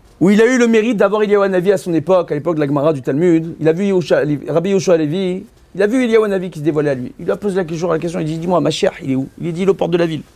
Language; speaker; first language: French; native; French